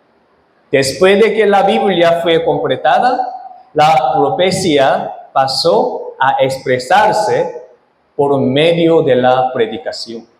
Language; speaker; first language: Spanish; non-native, fluent; Korean